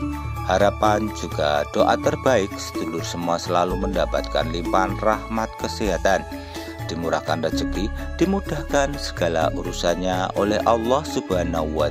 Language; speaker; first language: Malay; non-native, local second language; Javanese